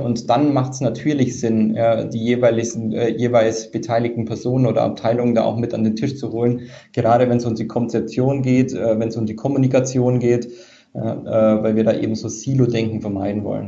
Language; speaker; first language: German; native; German